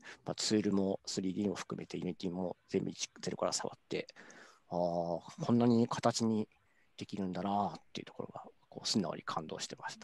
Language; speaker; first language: Japanese; native; Japanese